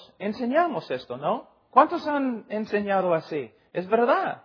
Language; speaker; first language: Spanish; non-native, fluent; English